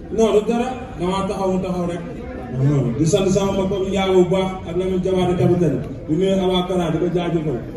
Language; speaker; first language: Wolof; native; Wolof